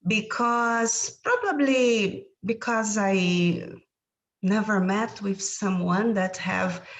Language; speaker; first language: English; non-native, learner; Portuguese